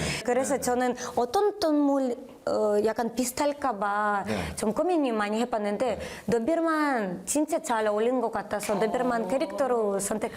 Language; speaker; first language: Korean; non-native, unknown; Ukrainian